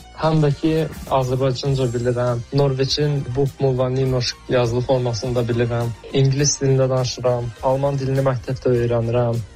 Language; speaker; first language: Azerbaijani; early bilingual, heritage; Azerbaijani